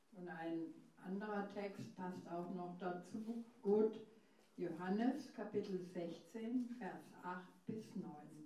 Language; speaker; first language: German; non-native, fluent; English